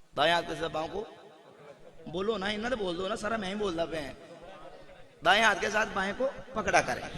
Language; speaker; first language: Urdu; non-native, local second language; Punjabi